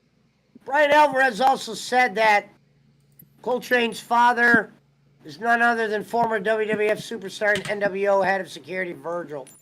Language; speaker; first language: English; native; English